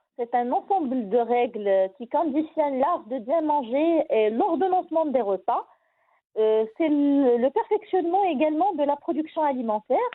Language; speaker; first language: French; non-native, local second language; Arabic